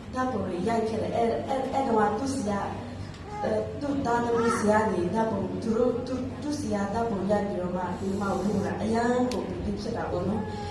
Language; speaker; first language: Burmese; non-native, local second language; Tedim Chin